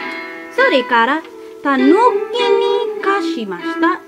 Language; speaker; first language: Japanese; non-native, learner; English